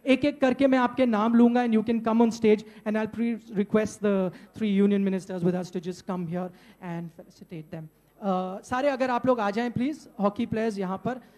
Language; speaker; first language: Hindi; native; Hindi